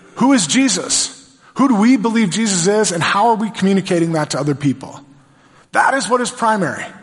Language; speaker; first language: English; native; English